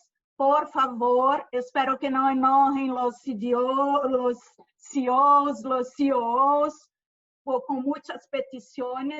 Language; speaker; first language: Spanish; non-native, fluent; Portuguese